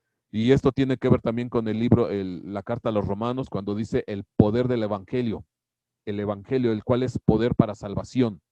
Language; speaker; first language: Spanish; native; Spanish